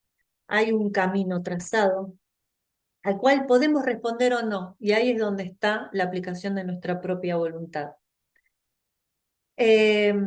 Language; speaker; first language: Spanish; native; Spanish